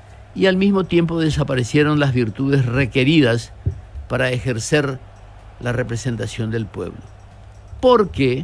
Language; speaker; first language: Spanish; native; Spanish